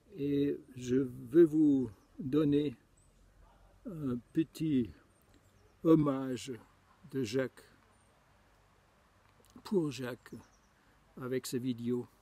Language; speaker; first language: French; non-native, fluent; German